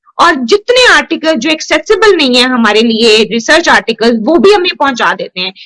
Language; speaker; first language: Urdu; non-native, local second language; Punjabi